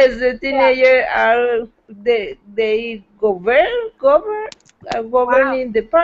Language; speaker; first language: English; non-native, fluent; Spanish